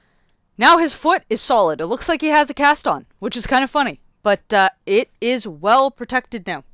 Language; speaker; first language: English; native; English